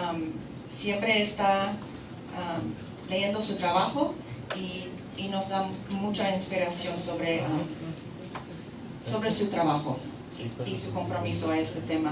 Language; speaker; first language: Spanish; non-native, fluent; English